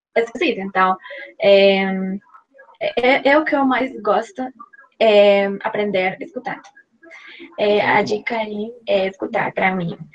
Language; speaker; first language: Portuguese; non-native, fluent; Spanish